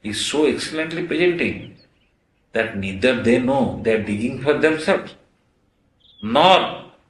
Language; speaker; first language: English; non-native, local second language; Odia